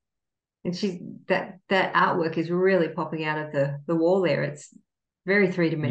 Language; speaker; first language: English; native; English